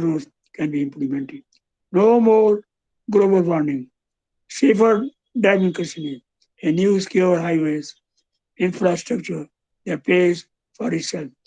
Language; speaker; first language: English; non-native, local second language; Hindi